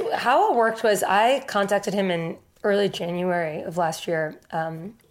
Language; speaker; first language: English; native; English